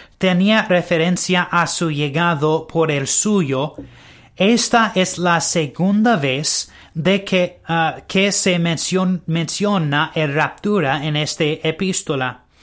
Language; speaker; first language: Spanish; non-native, learner; English